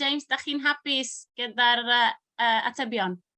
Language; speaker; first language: Welsh; non-native, fluent; Spanish